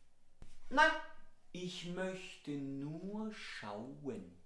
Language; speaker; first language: German; non-native, fluent; Italian